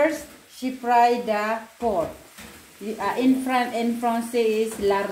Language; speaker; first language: English; non-native, learner; Filipino